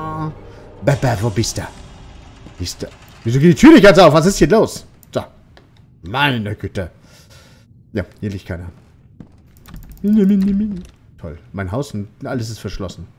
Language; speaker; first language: German; native; German